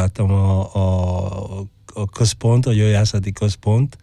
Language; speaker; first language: Hungarian; non-native, fluent; Spanish